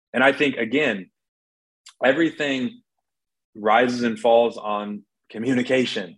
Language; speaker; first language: English; native; English